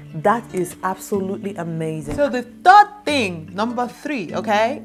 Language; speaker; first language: English; non-native, local second language; Igbo